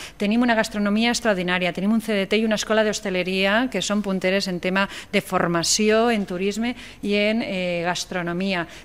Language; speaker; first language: Catalan; native; Catalan